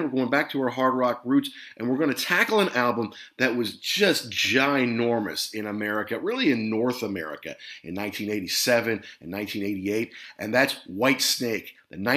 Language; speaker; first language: English; native; English